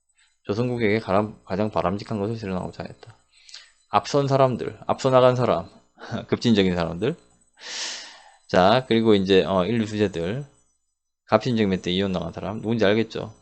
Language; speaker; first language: Korean; native; Korean